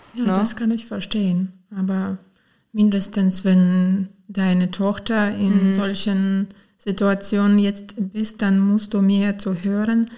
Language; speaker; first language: German; non-native, fluent; Ukrainian